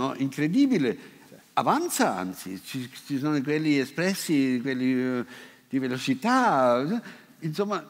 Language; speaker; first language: Italian; non-native, fluent; German